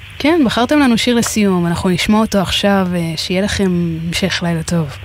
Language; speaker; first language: Hebrew; native; Hebrew